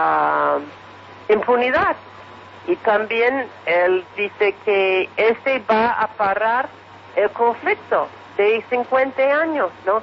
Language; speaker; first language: Spanish; non-native, fluent; English